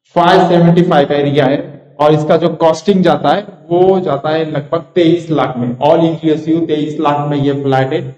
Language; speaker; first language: Hindi; non-native, local second language; Marathi